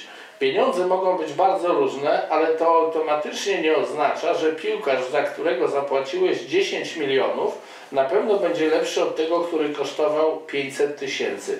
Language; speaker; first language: Polish; native; Polish